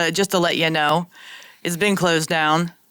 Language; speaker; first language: English; native; English